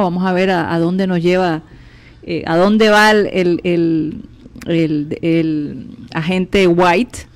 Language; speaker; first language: Spanish; native; Spanish